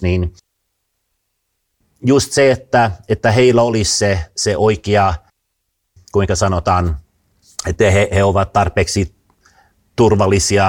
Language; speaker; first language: Finnish; non-native, fluent; Swedish